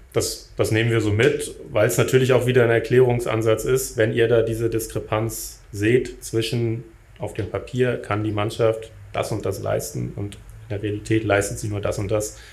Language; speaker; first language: German; native; German